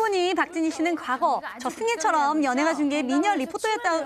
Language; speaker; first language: Korean; native; Korean